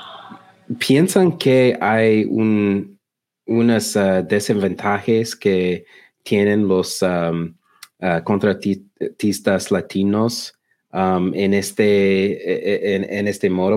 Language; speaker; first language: Spanish; non-native, learner; English